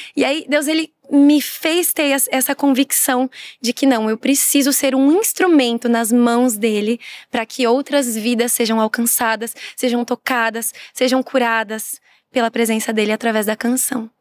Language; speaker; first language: Portuguese; native; Portuguese